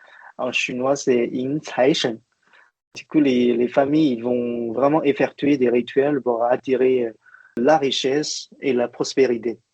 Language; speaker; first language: French; non-native, fluent; Chinese